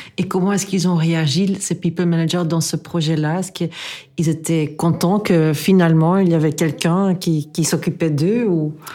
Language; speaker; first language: French; native; French